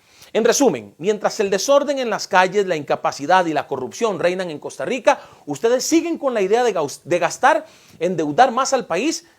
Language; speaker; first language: Spanish; native; Spanish